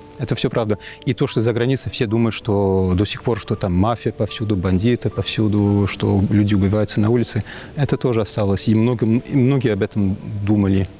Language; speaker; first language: Russian; non-native, fluent; English